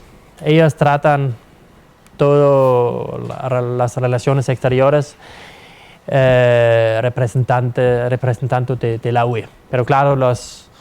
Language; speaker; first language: Spanish; non-native, fluent; Danish